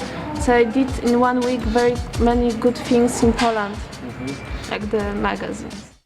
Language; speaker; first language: English; non-native, learner; Polish